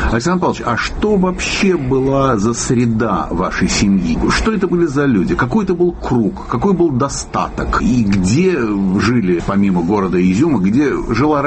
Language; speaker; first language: Russian; native; Russian